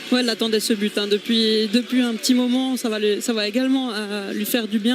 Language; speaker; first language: French; native; French